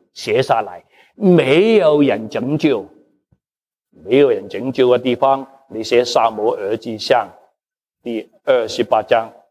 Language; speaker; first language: Chinese; non-native, local second language; Cantonese